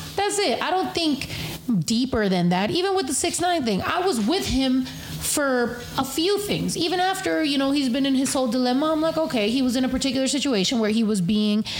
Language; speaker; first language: English; early bilingual, other home language; Spanish